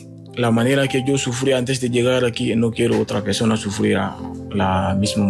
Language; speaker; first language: Spanish; non-native, learner; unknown